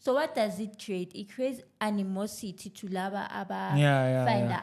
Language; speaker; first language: English; non-native, local second language; Zulu